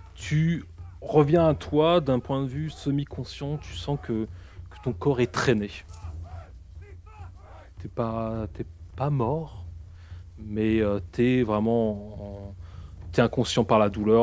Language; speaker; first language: French; native; French